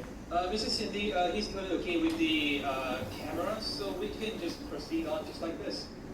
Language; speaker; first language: English; non-native, fluent; Korean